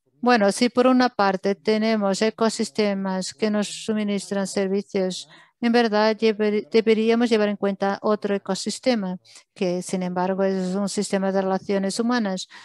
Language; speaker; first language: Spanish; non-native, fluent; Italian